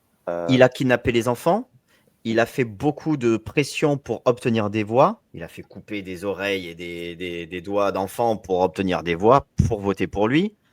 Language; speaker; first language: French; native; French